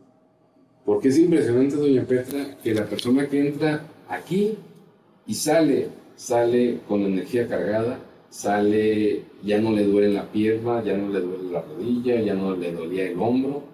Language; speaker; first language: Spanish; native; Spanish